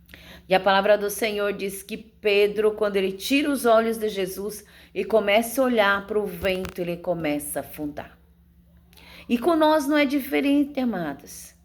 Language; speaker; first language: Portuguese; native; Portuguese